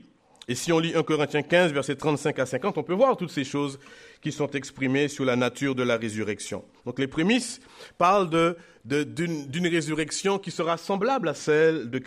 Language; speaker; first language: French; native; French